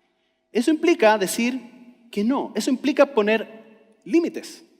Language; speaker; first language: Spanish; native; Spanish